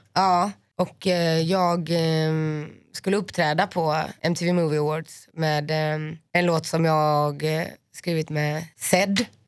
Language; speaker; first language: Swedish; native; Swedish